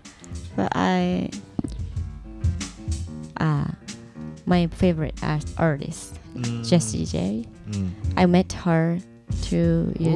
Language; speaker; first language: English; non-native, learner; Japanese